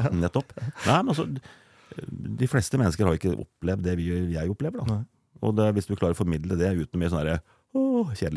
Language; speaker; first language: Norwegian; native; Norwegian